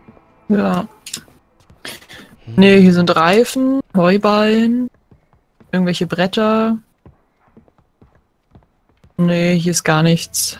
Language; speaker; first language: German; native; German